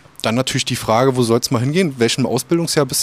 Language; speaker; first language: German; native; German